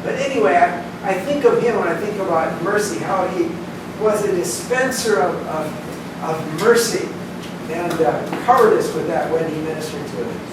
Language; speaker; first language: English; native; English